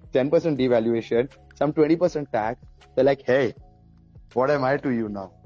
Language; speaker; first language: English; early bilingual, other home language; Arabic